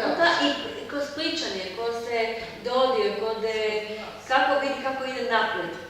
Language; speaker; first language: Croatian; non-native, learner; Hebrew